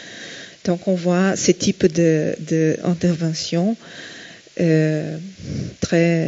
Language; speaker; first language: French; non-native, fluent; Portuguese